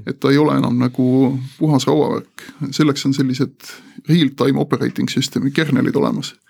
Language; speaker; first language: Estonian; native; Estonian